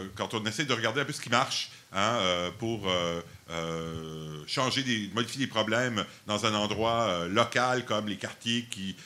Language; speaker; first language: French; non-native, local second language; English